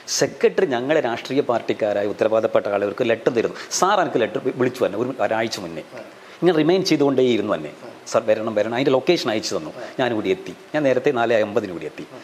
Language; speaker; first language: Malayalam; native; Malayalam